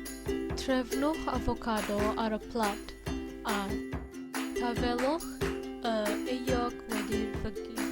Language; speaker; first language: Welsh; non-native, learner; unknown